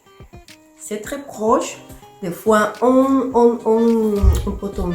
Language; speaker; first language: French; non-native, fluent; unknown